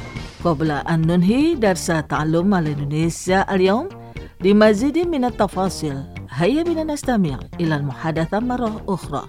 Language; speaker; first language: Arabic; non-native, fluent; Indonesian